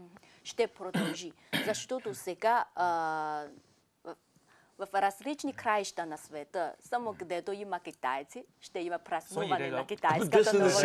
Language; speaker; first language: Bulgarian; non-native, fluent; Chinese